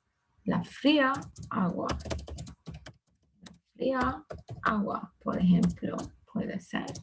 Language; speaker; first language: Spanish; non-native, fluent; Turkish